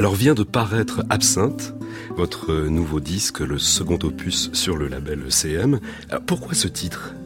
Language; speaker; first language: French; native; French